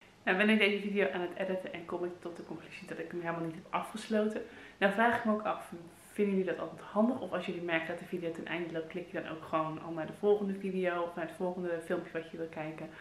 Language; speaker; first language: Dutch; native; Dutch